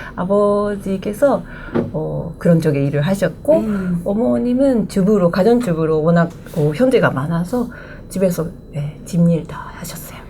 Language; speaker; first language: Korean; early bilingual, heritage; Japanese